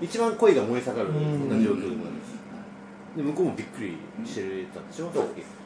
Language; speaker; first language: Japanese; native; Japanese